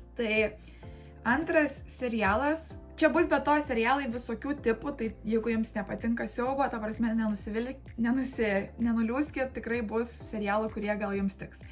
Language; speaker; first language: Lithuanian; native; Lithuanian